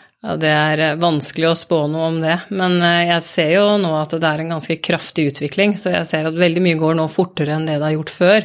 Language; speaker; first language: Norwegian; native; Norwegian